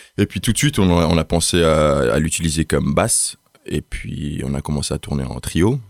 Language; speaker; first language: French; early bilingual, heritage; French